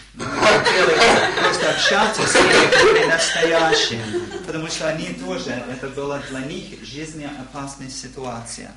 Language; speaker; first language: Russian; non-native, learner; English